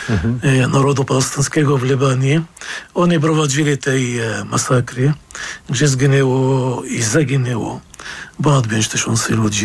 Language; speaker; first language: Polish; non-native, fluent; Arabic